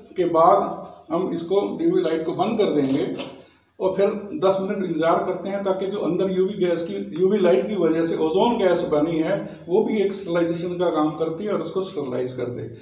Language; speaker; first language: Hindi; non-native, local second language; Punjabi